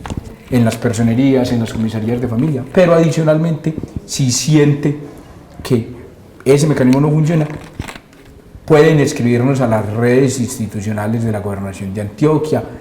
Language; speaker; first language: Spanish; native; Spanish